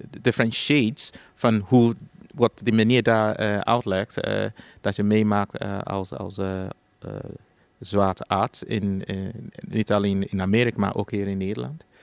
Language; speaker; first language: Dutch; non-native, fluent; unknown